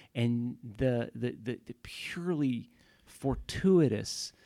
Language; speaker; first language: English; native; English